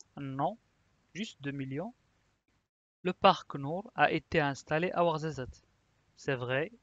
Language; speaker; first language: French; non-native, local second language; Arabic